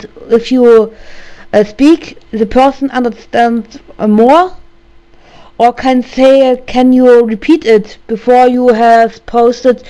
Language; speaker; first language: English; non-native, learner; German